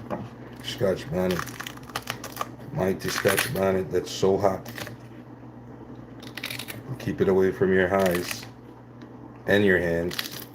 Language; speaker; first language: English; native; English